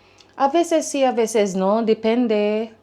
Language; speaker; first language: Spanish; non-native, learner; English